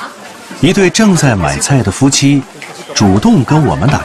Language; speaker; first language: Chinese; native; Chinese